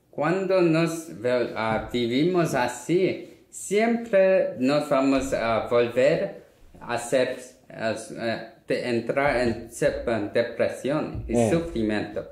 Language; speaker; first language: Spanish; non-native, learner; Korean